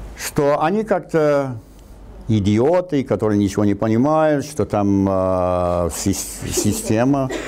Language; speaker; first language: Russian; non-native, fluent; English